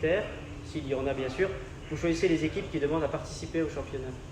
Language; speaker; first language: French; native; French